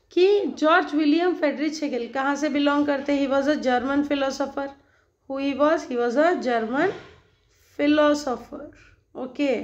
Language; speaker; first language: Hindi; non-native, local second language; Marathi